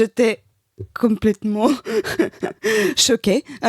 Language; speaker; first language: French; non-native, learner; Russian